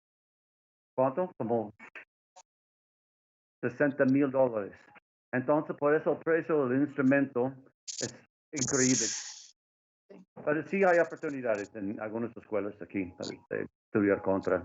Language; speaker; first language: Spanish; non-native, fluent; English